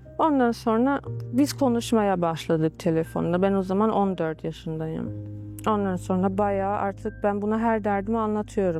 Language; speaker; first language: Turkish; early bilingual, heritage; Turkish